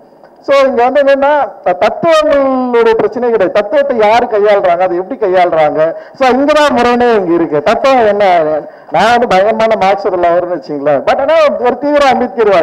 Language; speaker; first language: Tamil; native; Tamil